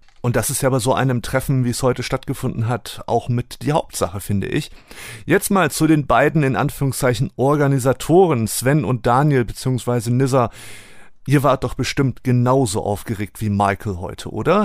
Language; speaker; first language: German; native; German